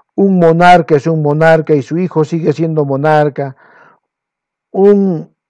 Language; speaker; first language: Spanish; non-native, local second language; Quechua